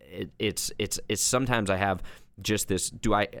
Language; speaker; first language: English; native; English